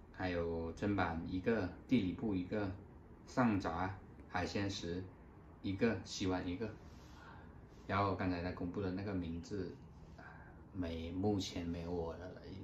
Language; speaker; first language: Chinese; native; Chinese